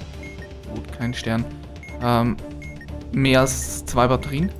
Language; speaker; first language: German; native; German